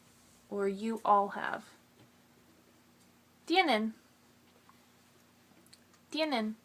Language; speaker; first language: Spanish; non-native, fluent; English